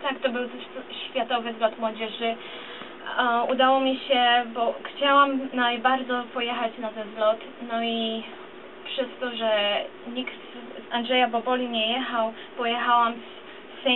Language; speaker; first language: Polish; early bilingual, other home language; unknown